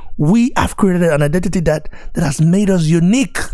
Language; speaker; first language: English; non-native, local second language; Bini